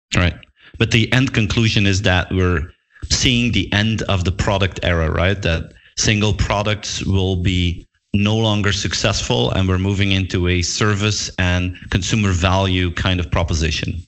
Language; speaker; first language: English; non-native, fluent; Dutch